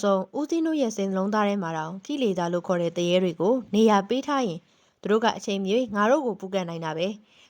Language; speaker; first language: Burmese; native; Burmese